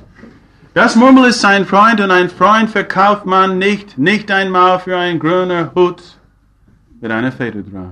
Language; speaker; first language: German; non-native, fluent; English